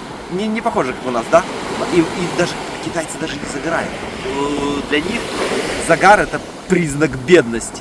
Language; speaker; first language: Russian; native; Russian